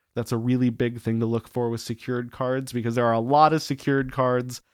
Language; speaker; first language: English; native; English